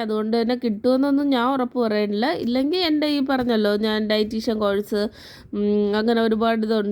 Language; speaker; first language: Malayalam; native; Malayalam